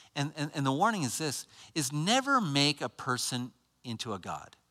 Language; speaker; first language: English; native; English